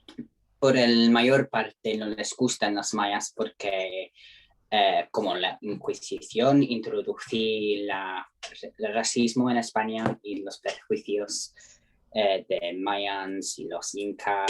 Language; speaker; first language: Spanish; non-native, learner; English